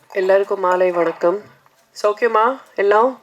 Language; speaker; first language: Tamil; non-native, fluent; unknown